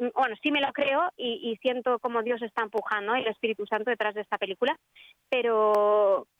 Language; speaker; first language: Spanish; native; Spanish